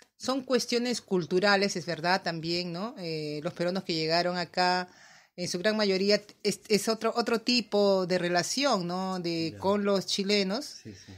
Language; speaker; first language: Spanish; native; Spanish